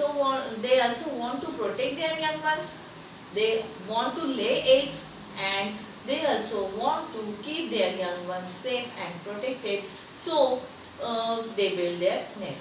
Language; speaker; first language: English; non-native, local second language; Marathi